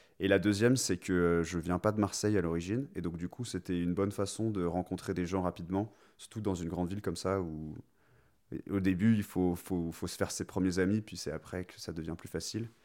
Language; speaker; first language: French; native; French